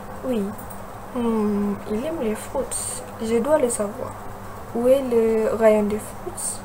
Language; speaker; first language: French; non-native, learner; Malay